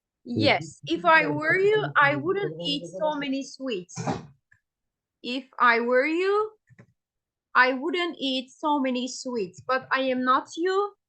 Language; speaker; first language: English; non-native, fluent; Turkish